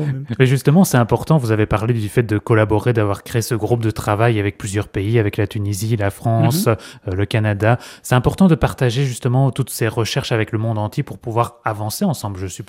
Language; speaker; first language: French; native; French